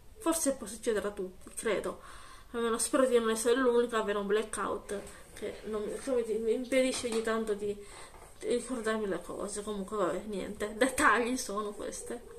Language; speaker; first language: Italian; native; Italian